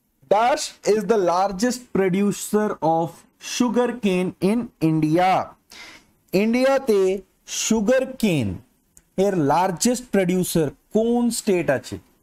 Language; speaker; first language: English; non-native, local second language; Bangla